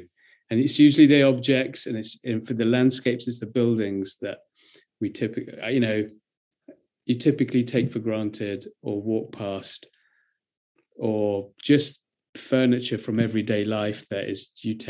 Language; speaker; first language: English; native; English